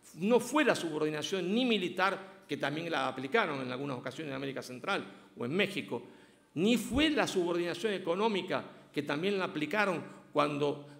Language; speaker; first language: Spanish; native; Spanish